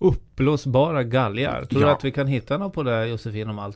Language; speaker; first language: Swedish; native; Swedish